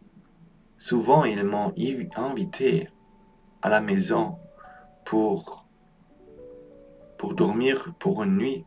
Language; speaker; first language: French; non-native, learner; Polish